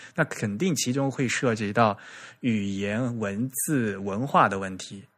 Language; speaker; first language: Chinese; native; Chinese